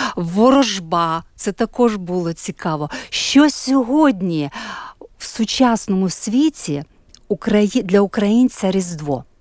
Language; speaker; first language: Ukrainian; native; Ukrainian